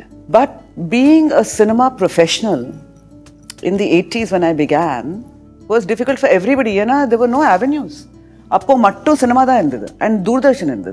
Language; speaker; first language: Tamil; early bilingual, heritage; Tamil